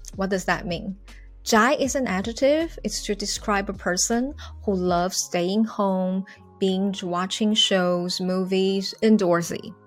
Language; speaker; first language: English; non-native, fluent; Chinese